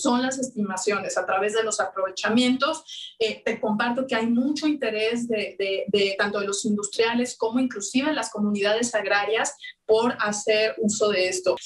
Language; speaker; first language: Spanish; native; Spanish